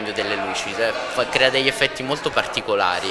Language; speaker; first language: Italian; native; Italian